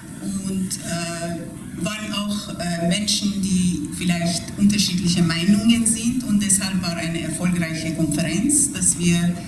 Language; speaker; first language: German; non-native, fluent; Persian